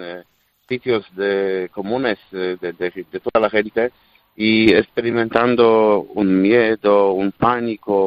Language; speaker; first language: Spanish; non-native, fluent; Polish